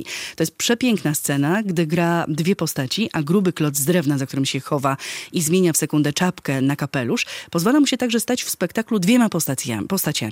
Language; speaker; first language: Polish; native; Polish